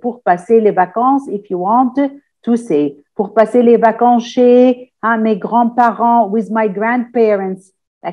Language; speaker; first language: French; non-native, fluent; Arabic